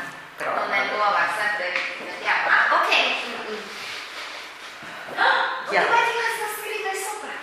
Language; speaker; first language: Italian; non-native, fluent; Chinese